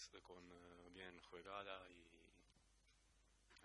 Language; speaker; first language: Spanish; non-native, learner; Croatian